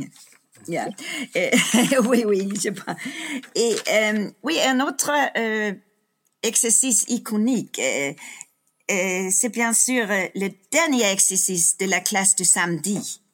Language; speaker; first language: French; non-native, fluent; Danish